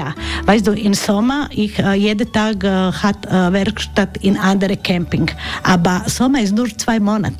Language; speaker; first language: German; non-native, learner; Croatian